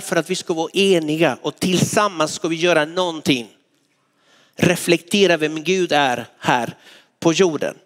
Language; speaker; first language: Swedish; non-native, fluent; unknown